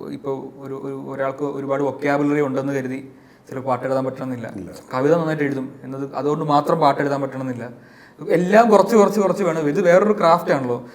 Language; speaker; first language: Malayalam; native; Malayalam